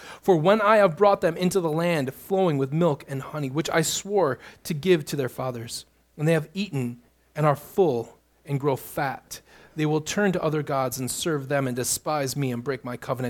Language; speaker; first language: English; native; English